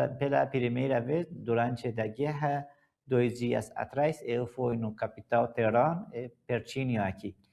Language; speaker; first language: Portuguese; non-native, learner; Persian